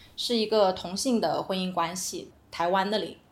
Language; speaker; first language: Chinese; native; Chinese